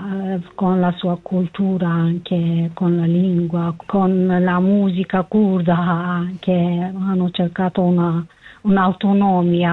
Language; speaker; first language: Italian; non-native, fluent; Kurdish